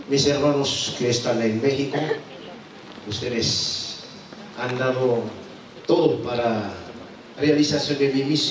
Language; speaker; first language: Spanish; non-native, fluent; Indonesian